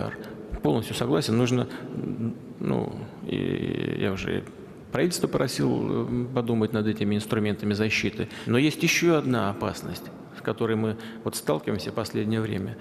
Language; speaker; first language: Russian; native; Russian